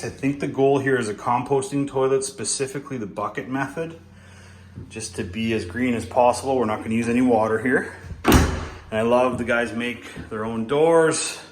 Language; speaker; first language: English; native; English